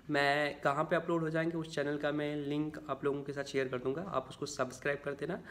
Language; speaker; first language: Hindi; native; Hindi